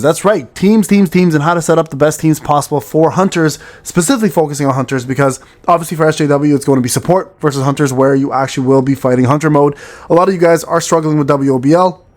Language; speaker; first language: English; native; English